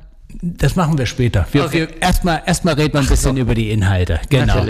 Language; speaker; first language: German; native; German